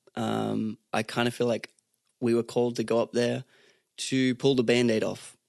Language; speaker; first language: English; native; English